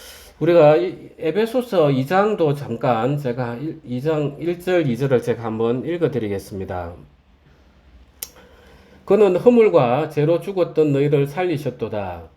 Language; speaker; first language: Korean; native; Korean